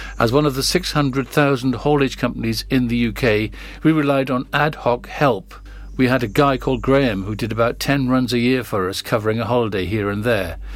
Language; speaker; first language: English; native; English